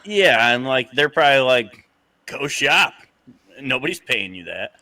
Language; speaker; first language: English; native; English